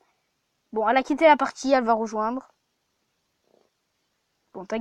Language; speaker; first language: French; native; French